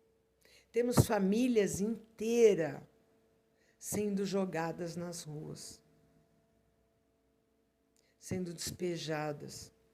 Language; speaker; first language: Portuguese; native; Portuguese